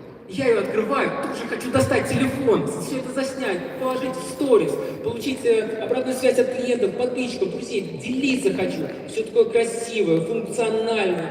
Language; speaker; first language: Russian; native; Russian